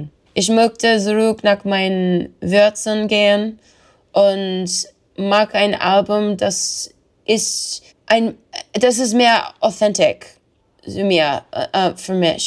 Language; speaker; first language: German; non-native, learner; English